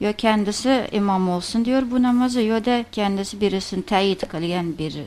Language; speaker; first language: Turkish; non-native, fluent; Azerbaijani